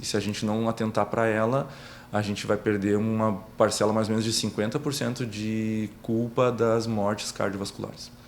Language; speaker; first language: Portuguese; native; Portuguese